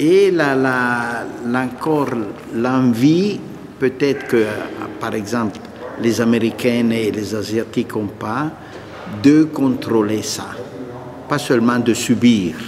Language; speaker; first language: French; non-native, fluent; Italian